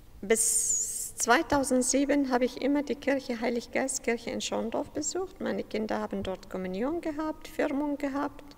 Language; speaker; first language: German; non-native, fluent; Syriac